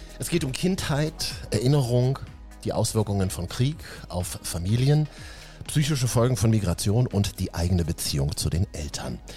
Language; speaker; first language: German; native; German